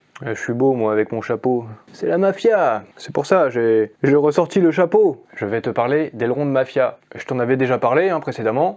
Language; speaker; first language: French; native; French